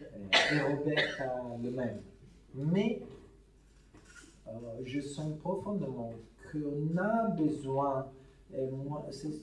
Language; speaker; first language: French; non-native, fluent; Italian